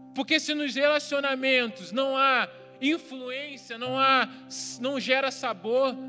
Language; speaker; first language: Portuguese; native; Portuguese